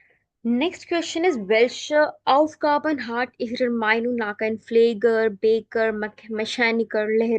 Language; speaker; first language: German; non-native, learner; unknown